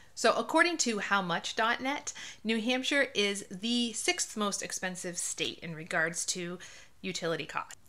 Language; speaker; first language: English; native; English